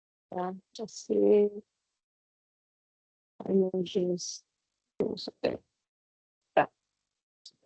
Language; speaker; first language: Portuguese; non-native, learner; Spanish